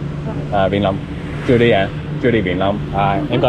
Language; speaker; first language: Vietnamese; non-native, learner; English